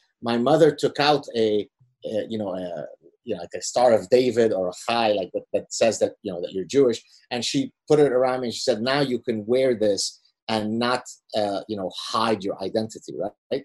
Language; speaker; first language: English; early bilingual, other home language; Arabic